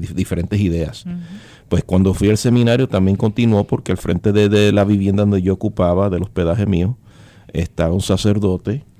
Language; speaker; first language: Spanish; early bilingual, heritage; Spanish